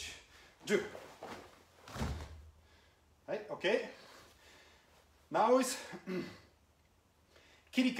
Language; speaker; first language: English; non-native, learner; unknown